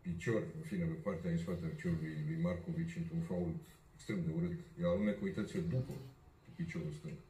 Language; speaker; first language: Romanian; native; Romanian